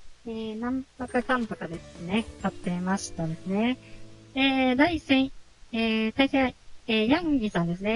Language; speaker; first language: Japanese; native; Japanese